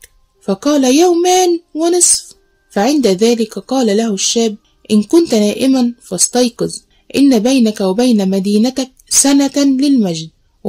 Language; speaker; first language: Arabic; native; Arabic